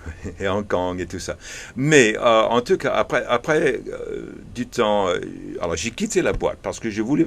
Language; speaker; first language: French; early bilingual, heritage; English